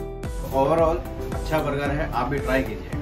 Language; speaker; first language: Hindi; native; Hindi